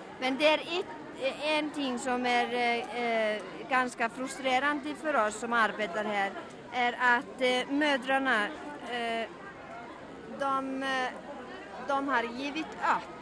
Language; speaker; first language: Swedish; non-native, learner; Icelandic